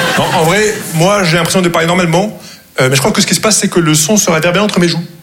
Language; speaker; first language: French; non-native, local second language; Arabic